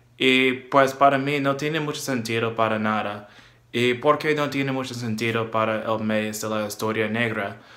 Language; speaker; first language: Spanish; non-native, learner; English